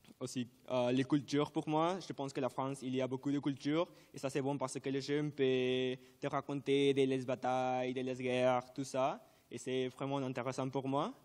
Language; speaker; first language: French; non-native, learner; Spanish